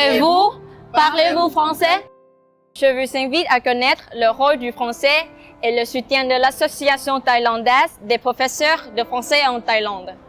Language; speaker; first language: French; non-native, fluent; Thai